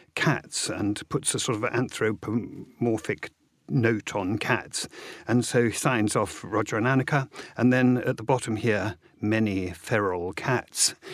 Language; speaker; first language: English; native; English